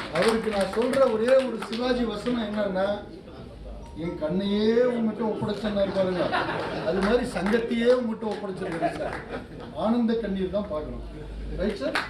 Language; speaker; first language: Tamil; non-native, local second language; Hindi